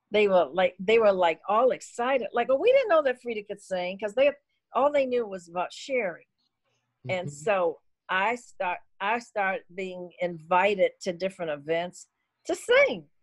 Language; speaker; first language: English; native; English